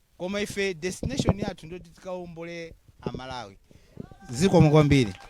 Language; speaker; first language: Nyanja; non-native, local second language; Tumbuka